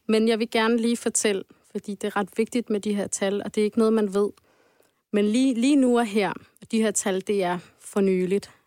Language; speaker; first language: Danish; early bilingual, other home language; Arabic